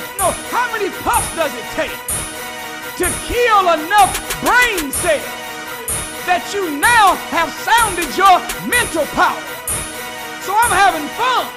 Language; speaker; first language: English; native; English